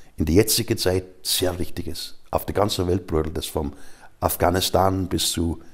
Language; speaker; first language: German; non-native, fluent; English